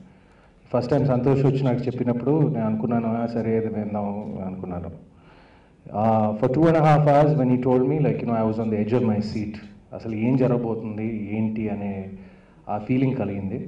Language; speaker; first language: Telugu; native; Telugu